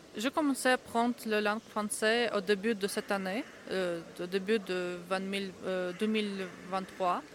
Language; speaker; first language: French; non-native, learner; Ukrainian